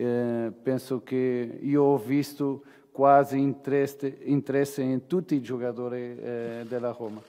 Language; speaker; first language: Italian; non-native, fluent; Portuguese